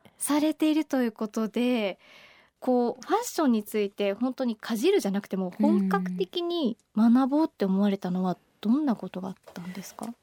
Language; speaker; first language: Japanese; native; Japanese